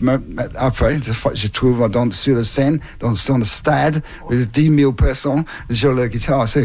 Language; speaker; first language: French; non-native, learner; English